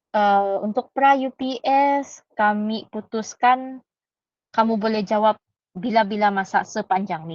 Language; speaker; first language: Malay; native; Malay